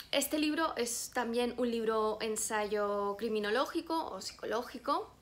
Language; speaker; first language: Spanish; native; Spanish